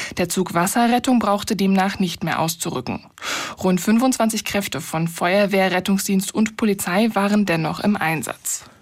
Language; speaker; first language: German; native; German